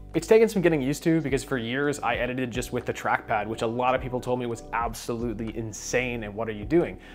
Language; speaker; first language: English; native; English